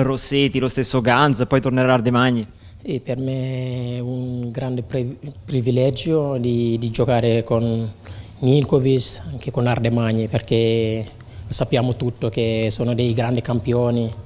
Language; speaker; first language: Italian; non-native, fluent; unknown